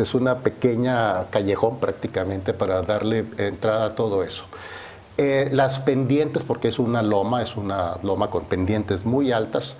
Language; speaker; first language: Spanish; native; Spanish